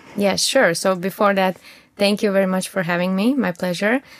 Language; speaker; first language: English; non-native, fluent; Latvian